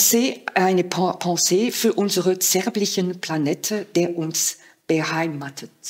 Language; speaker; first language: German; non-native, fluent; French